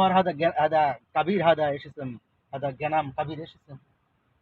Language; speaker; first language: Arabic; non-native, learner; Bangla